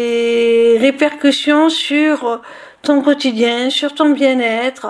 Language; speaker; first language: French; native; French